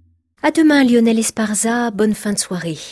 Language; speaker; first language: French; native; French